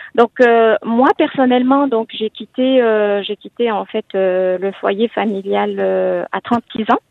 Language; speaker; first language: French; non-native, local second language; Arabic